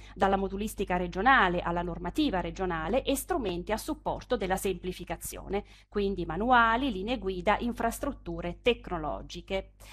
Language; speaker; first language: Italian; native; Italian